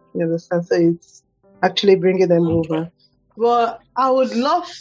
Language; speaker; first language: English; non-native, local second language; Igbo